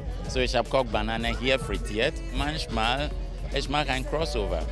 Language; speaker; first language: German; non-native, fluent; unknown